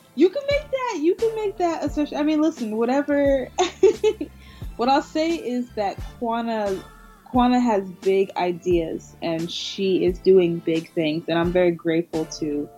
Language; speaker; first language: English; native; English